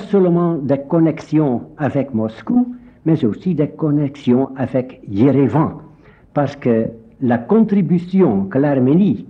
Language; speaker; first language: French; non-native, fluent; Dutch